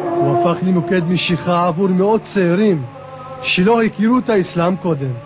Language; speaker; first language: Hebrew; non-native, local second language; Arabic